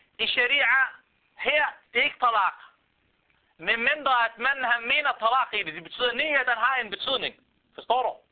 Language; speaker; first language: Danish; non-native, fluent; Arabic